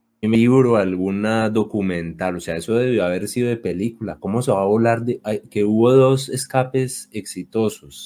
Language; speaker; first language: Spanish; native; Spanish